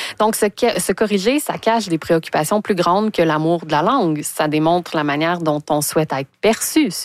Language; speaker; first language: French; native; French